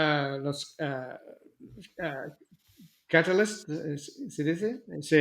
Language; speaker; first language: Spanish; non-native, fluent; English